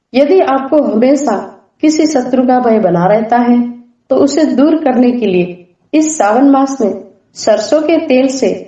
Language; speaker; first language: Hindi; non-native, local second language; Gujarati